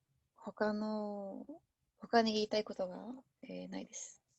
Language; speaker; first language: Japanese; non-native, learner; English